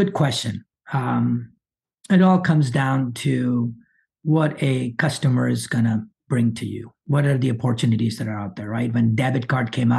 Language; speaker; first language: English; early bilingual, other home language; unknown